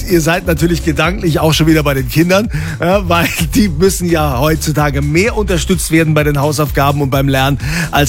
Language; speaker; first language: German; native; German